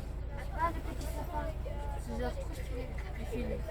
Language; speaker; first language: French; native; French